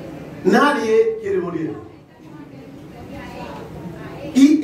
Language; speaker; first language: Spanish; non-native, learner; Haitian Creole